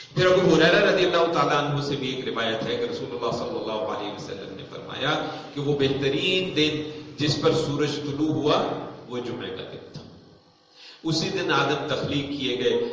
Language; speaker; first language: Urdu; non-native, local second language; Punjabi